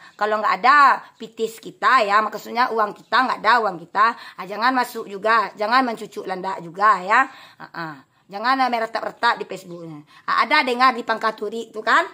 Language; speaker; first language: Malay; non-native, local second language; Minangkabau